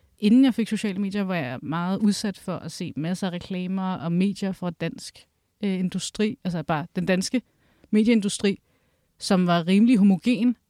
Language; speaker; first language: Danish; early bilingual, other home language; Kurdish